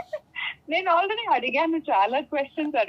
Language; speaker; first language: Telugu; non-native, local second language; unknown